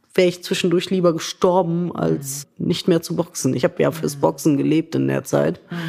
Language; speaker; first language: German; native; German